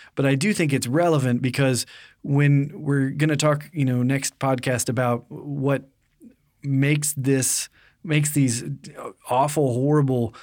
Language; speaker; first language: English; native; English